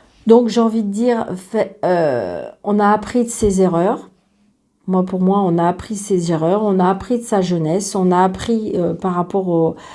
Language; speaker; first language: French; native; French